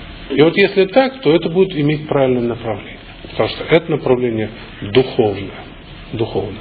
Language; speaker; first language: Russian; native; Russian